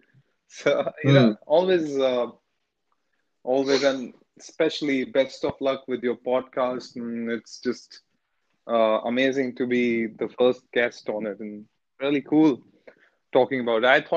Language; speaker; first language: English; non-native, local second language; Hindi